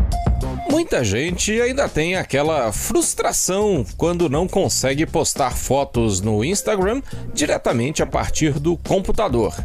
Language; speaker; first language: Portuguese; native; Portuguese